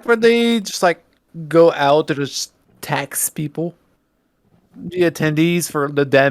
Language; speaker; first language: English; native; English